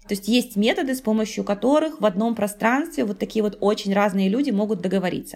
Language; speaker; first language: Russian; native; Russian